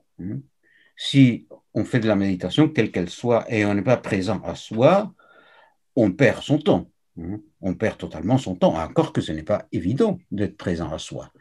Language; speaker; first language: French; non-native, fluent; Spanish